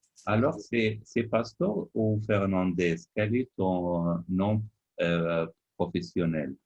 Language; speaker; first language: French; non-native, fluent; Arabic